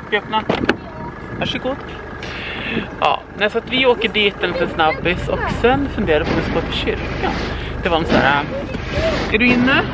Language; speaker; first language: Swedish; native; Swedish